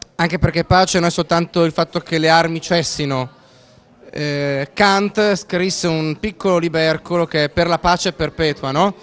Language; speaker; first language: Italian; native; Italian